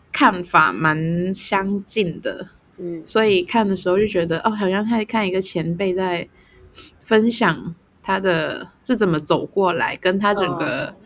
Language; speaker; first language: Chinese; non-native, local second language; Cantonese